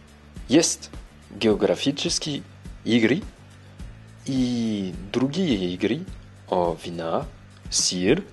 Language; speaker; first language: Russian; non-native, learner; French